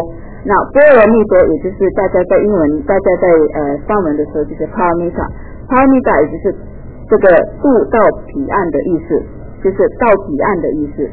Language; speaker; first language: Chinese; native; Chinese